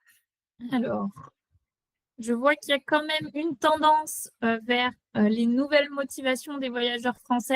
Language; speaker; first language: French; native; French